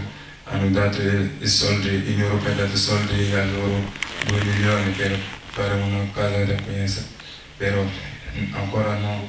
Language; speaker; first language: Italian; non-native, learner; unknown